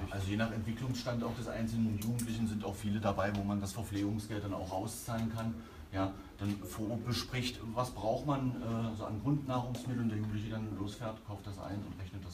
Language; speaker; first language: German; native; German